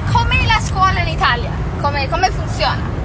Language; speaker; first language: Italian; non-native, learner; English